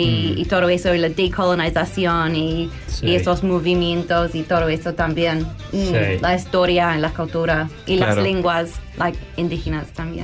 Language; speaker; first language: Spanish; non-native, learner; English